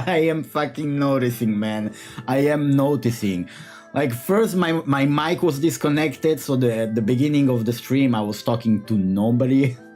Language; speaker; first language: English; non-native, fluent; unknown